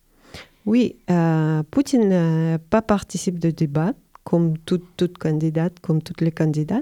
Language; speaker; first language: French; non-native, learner; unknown